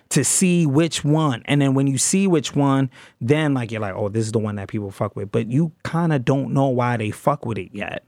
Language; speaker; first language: English; native; English